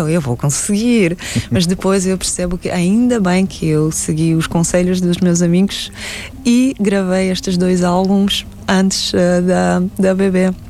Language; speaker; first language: Portuguese; non-native, fluent; Russian